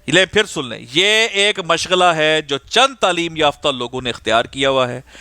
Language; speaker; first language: Urdu; non-native, local second language; Punjabi